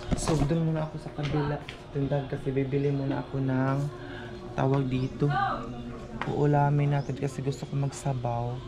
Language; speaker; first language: Filipino; non-native, local second language; Cebuano